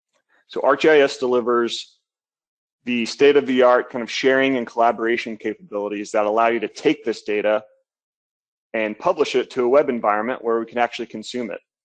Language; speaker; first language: English; native; English